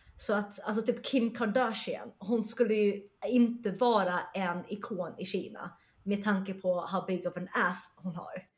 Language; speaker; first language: Swedish; early bilingual, other home language; Chinese